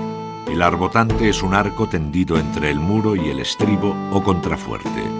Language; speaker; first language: Spanish; native; Spanish